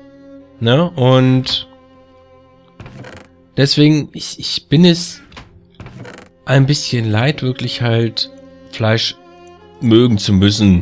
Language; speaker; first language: German; native; German